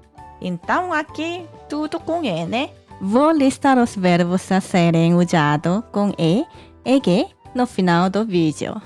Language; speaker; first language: Portuguese; non-native, learner; Korean